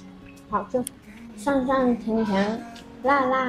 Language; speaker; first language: Chinese; non-native, fluent; Vietnamese